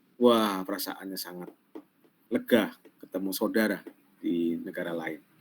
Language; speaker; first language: Indonesian; non-native, local second language; Javanese